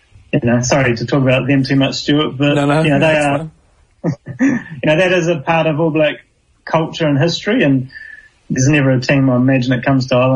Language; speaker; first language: English; native; English